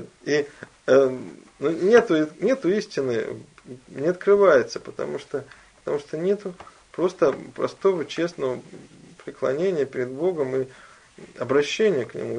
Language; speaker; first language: Russian; native; Russian